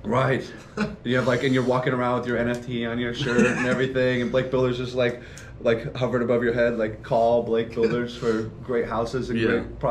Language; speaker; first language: English; native; English